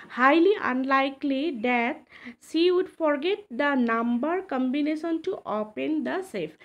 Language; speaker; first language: English; non-native, local second language; Assamese